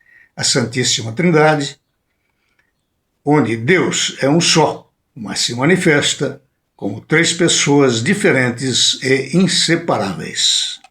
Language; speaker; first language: Portuguese; native; Portuguese